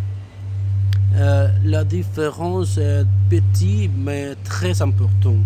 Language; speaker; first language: French; non-native, learner; Spanish